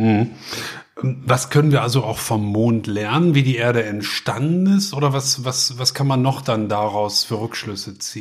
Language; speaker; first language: German; native; German